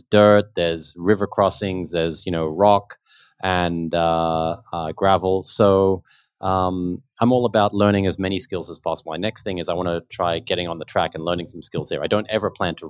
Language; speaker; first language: English; native; English